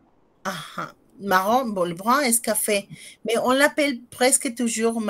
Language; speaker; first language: French; non-native, fluent; Spanish